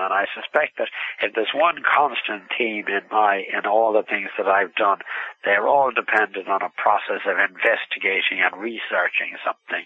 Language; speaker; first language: English; native; English